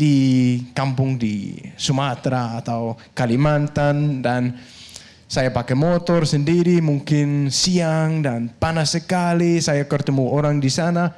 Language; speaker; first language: Indonesian; non-native, fluent; Danish